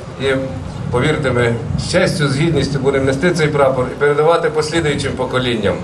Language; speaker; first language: Ukrainian; native; Ukrainian